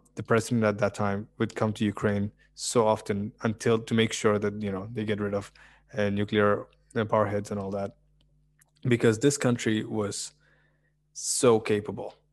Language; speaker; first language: English; early bilingual, other home language; Russian